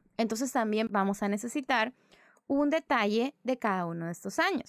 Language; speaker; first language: Spanish; native; Spanish